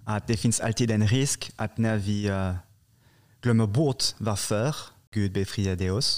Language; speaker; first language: Swedish; non-native, fluent; French